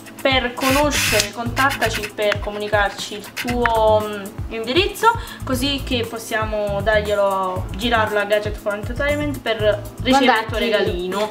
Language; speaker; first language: Italian; native; Italian